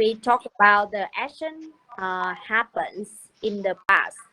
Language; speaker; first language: English; non-native, learner; Vietnamese